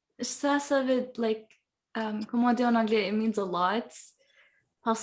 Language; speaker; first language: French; early bilingual, heritage; French